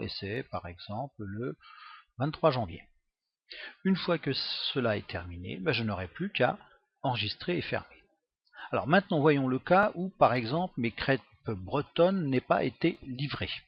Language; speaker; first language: French; native; French